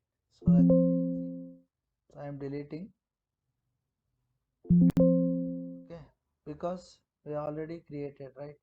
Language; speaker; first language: English; non-native, local second language; Kannada